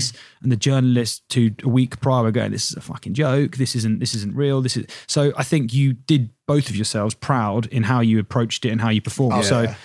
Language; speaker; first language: English; native; English